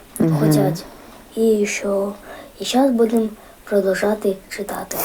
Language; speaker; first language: Ukrainian; non-native, local second language; Russian